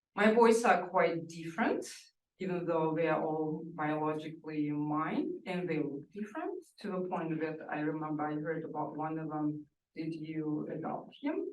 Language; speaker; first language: English; non-native, fluent; Russian